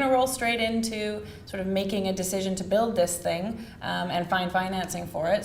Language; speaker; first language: English; native; English